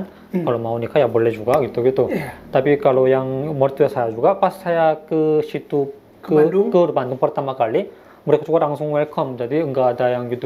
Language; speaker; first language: Indonesian; non-native, fluent; Korean